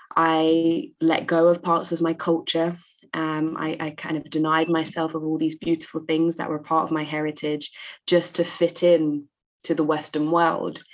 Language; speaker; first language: English; native; English